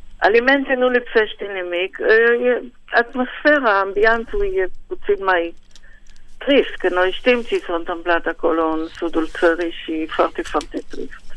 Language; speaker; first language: Romanian; early bilingual, heritage; Hebrew